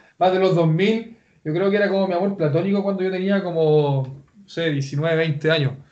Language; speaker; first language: Spanish; native; Spanish